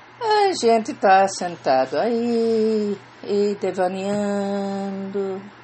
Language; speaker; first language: Portuguese; non-native, fluent; English